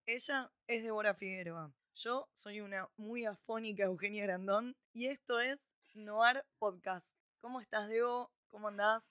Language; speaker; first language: Spanish; native; Spanish